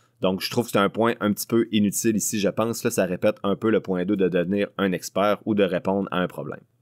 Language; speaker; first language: French; native; French